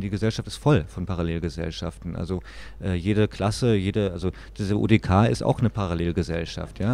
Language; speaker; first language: German; native; German